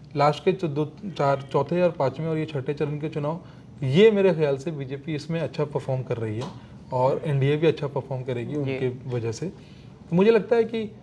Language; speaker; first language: Hindi; native; Hindi